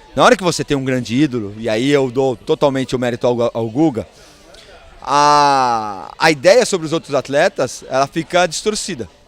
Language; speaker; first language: Portuguese; early bilingual, other home language; Spanish